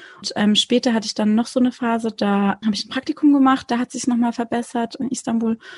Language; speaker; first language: German; early bilingual, other home language; Turkish